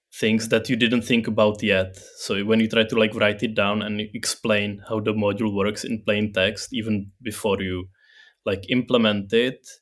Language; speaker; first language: English; non-native, fluent; Czech